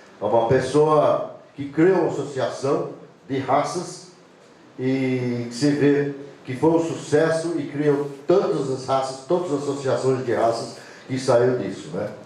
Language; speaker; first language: Portuguese; non-native, fluent; English